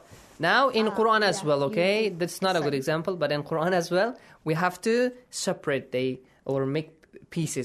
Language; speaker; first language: English; non-native, fluent; Persian